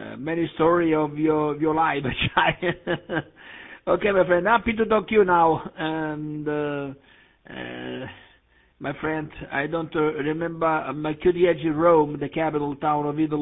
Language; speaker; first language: English; non-native, learner; Italian